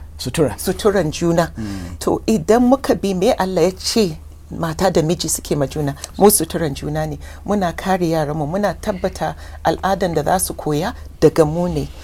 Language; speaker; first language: Hausa; non-native, local second language; English